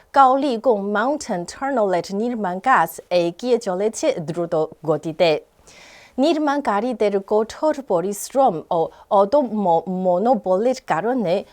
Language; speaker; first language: Bangla; non-native, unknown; Chinese